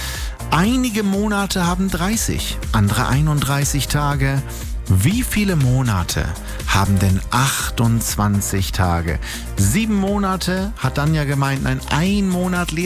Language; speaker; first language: German; native; German